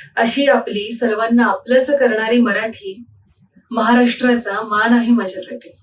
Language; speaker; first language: Marathi; native; Marathi